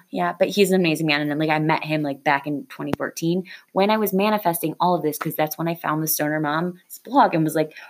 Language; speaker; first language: English; native; English